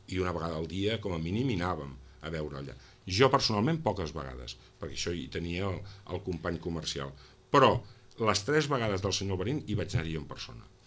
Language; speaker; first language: Catalan; non-native, local second language; Spanish